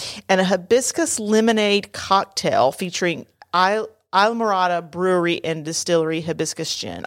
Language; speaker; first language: English; native; English